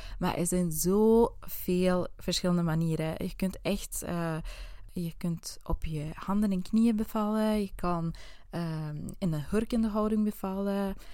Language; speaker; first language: Dutch; native; Dutch